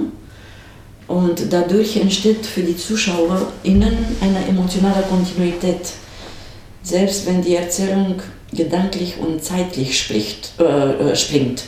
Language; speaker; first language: German; non-native, fluent; Romanian